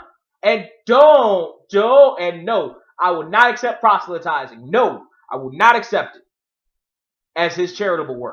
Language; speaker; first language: English; native; English